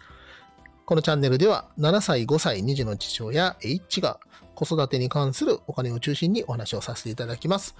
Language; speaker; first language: Japanese; native; Japanese